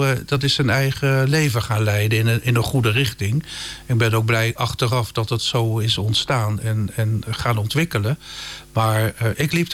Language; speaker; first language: Dutch; native; Dutch